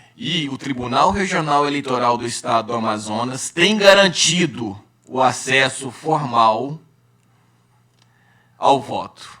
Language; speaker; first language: Portuguese; native; Portuguese